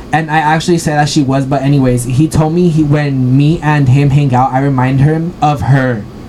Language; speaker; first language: English; early bilingual, other home language; Spanish